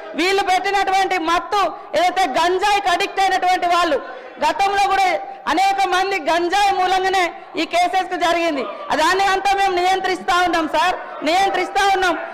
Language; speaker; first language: Telugu; native; Telugu